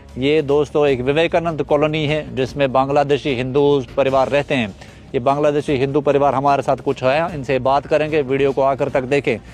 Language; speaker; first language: Hindi; native; Hindi